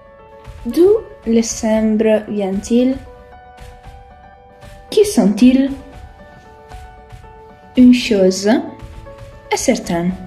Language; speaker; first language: French; non-native, learner; Italian